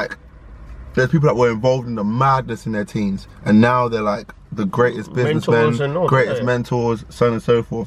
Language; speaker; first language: English; native; English